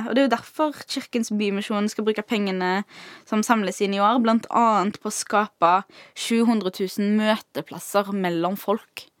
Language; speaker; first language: Norwegian; early bilingual, other home language; Arabic